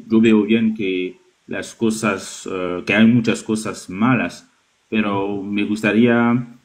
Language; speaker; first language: Spanish; non-native, learner; French